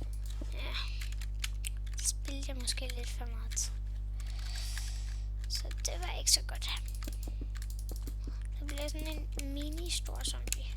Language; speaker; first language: Danish; native; Danish